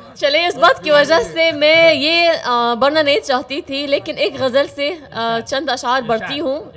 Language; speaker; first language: Urdu; non-native, fluent; Arabic